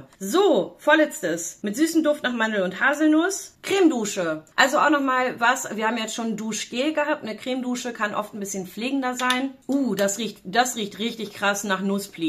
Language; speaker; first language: German; native; German